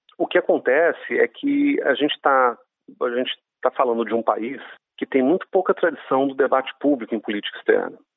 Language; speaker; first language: Portuguese; non-native, fluent; Hebrew